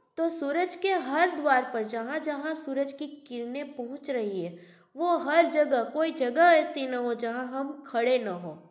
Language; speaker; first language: Hindi; non-native, local second language; Gujarati